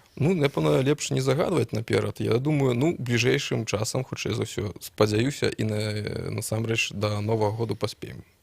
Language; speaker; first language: Belarusian; non-native, local second language; Russian